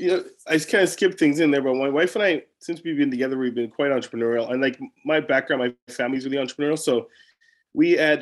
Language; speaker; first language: English; native; English